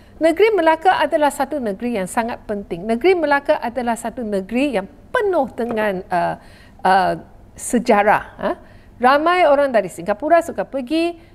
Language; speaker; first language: Malay; non-native, local second language; Chinese